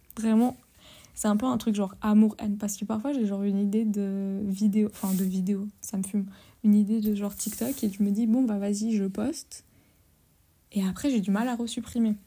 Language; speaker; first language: French; native; French